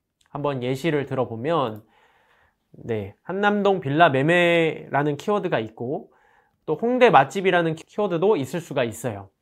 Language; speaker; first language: Korean; native; Korean